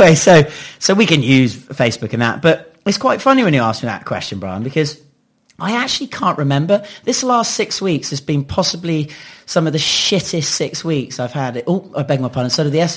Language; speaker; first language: English; native; English